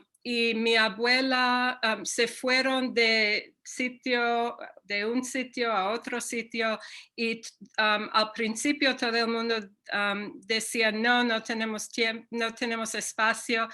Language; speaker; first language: Spanish; non-native, fluent; English